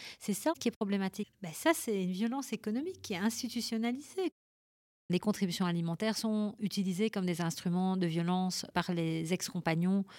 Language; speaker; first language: French; native; French